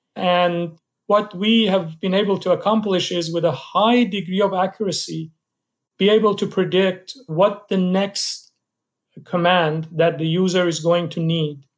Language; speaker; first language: English; non-native, fluent; Persian